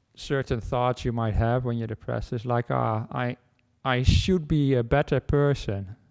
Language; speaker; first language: English; non-native, fluent; Dutch